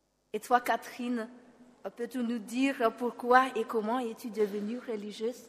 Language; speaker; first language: French; non-native, local second language; Malagasy